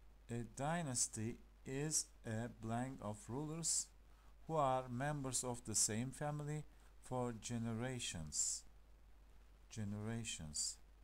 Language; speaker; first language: English; non-native, fluent; Turkish